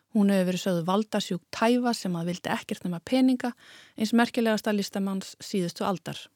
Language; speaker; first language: Icelandic; native; Icelandic